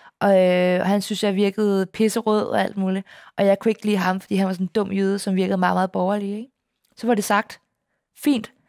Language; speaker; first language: Danish; native; Danish